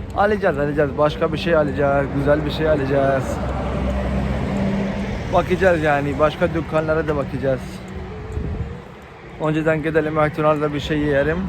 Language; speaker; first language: Turkish; non-native, learner; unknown